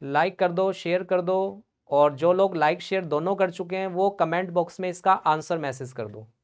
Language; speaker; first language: Hindi; non-native, local second language; Punjabi